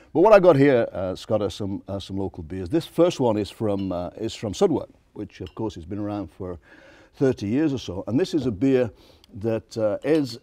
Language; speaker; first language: English; native; English